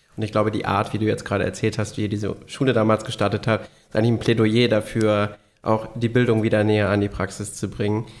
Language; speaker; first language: German; native; German